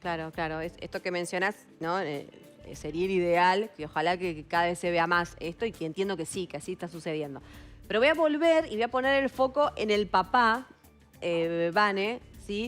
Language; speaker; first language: Spanish; native; Spanish